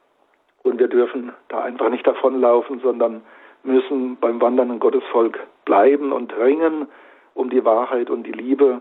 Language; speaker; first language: German; native; German